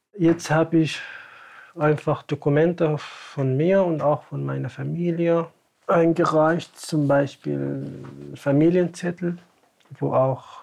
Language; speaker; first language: German; non-native, fluent; Tamasheq